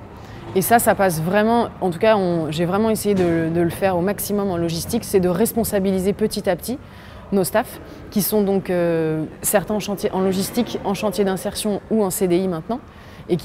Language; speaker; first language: French; native; French